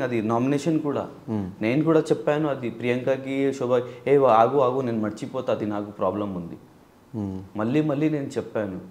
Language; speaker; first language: Telugu; non-native, learner; Hindi